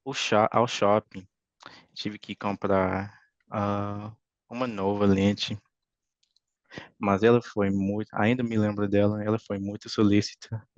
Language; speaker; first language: Portuguese; non-native, fluent; English